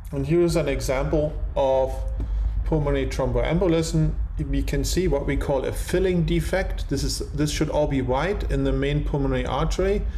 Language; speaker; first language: English; non-native, fluent; German